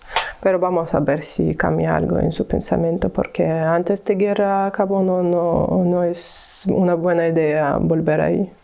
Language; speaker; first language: Spanish; non-native, learner; Ukrainian